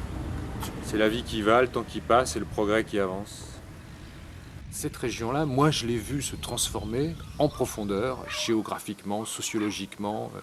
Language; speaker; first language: French; native; French